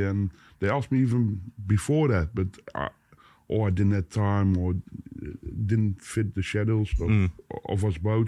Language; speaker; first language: English; non-native, fluent; Dutch